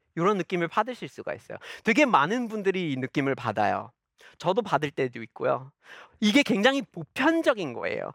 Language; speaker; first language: Korean; non-native, fluent; English